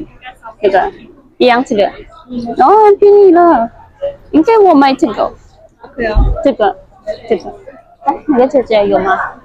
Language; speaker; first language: Chinese; non-native, learner; Filipino